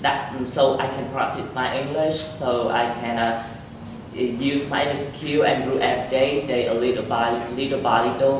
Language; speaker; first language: English; non-native, learner; Vietnamese